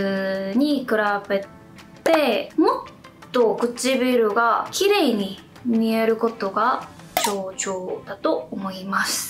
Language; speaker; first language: Japanese; non-native, fluent; Korean